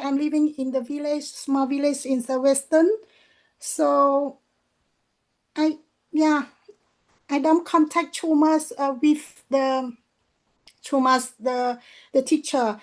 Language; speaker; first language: English; non-native, learner; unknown